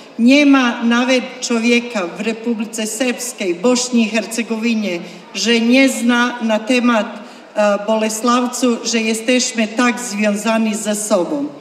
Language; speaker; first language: Polish; early bilingual, heritage; Polish